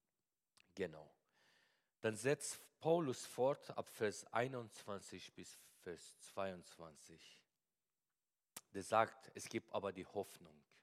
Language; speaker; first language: German; non-native, fluent; Persian